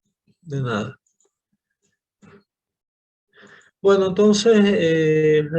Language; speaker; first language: Spanish; native; Spanish